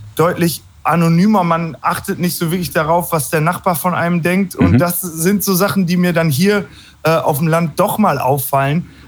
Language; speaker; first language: German; native; German